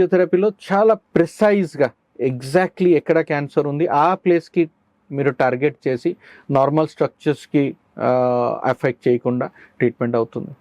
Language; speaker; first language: Telugu; non-native, learner; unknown